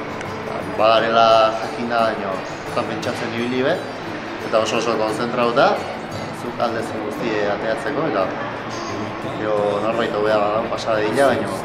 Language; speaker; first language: Basque; native; Basque